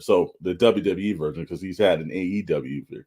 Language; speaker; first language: English; native; English